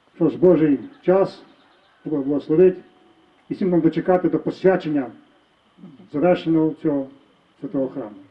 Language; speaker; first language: Ukrainian; native; Ukrainian